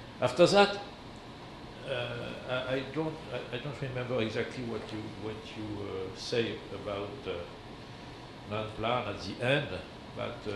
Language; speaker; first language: English; non-native, learner; French